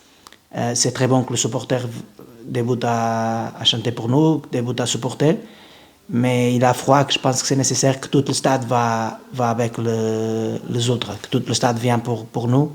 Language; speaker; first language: French; non-native, fluent; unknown